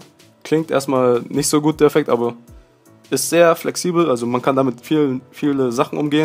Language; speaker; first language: German; native; German